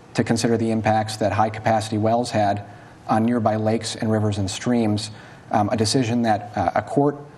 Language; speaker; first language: English; native; English